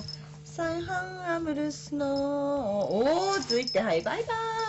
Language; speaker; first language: Mongolian; non-native, learner; Japanese